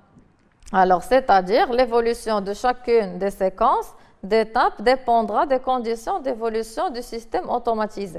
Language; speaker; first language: French; non-native, local second language; Arabic